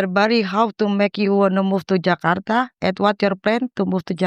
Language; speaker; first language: English; non-native, learner; Indonesian